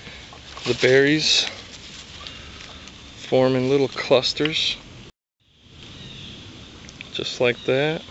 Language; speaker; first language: English; native; English